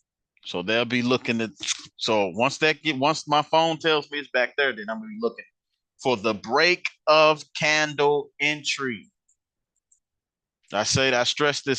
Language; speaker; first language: English; native; English